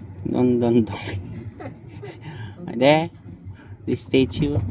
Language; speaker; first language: English; non-native, learner; Filipino